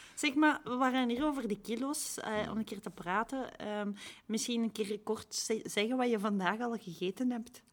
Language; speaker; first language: Dutch; native; Dutch